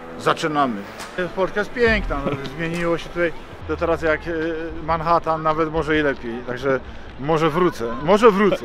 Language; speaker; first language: Polish; native; Polish